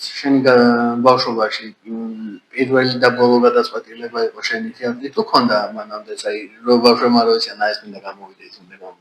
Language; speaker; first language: Georgian; native; Georgian